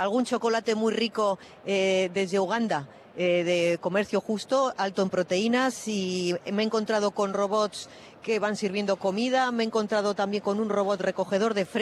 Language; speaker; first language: Spanish; native; Spanish